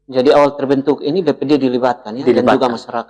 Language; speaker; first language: Indonesian; native; Indonesian